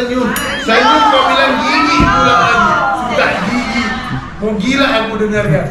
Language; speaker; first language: Indonesian; native; Indonesian